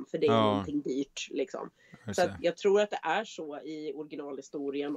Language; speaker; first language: Swedish; native; Swedish